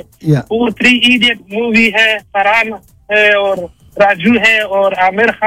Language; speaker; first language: Hindi; non-native, learner; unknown